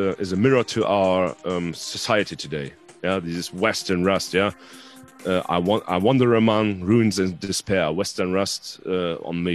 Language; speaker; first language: English; non-native, fluent; Hungarian